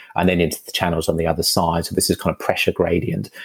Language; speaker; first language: English; native; English